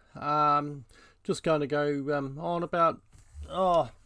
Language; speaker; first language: English; native; English